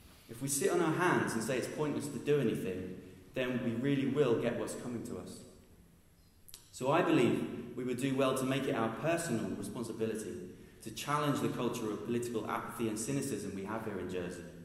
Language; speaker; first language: English; native; English